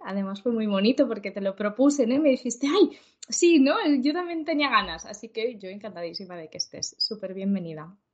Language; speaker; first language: Spanish; native; Spanish